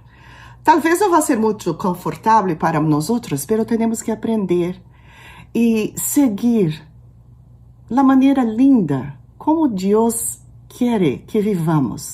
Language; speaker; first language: Portuguese; non-native, fluent; Spanish